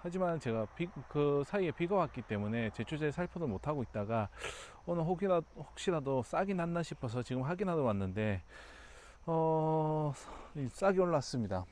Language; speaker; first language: Korean; native; Korean